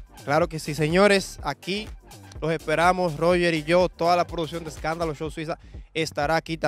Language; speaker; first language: Spanish; native; Spanish